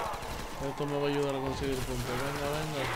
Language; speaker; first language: Spanish; native; Spanish